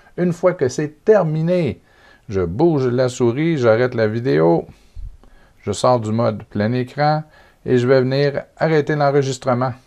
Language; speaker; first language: French; native; French